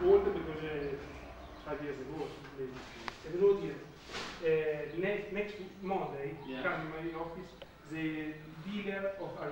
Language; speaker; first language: English; non-native, learner; Italian